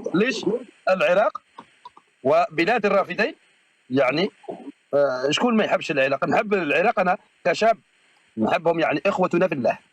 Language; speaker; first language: Arabic; native; Arabic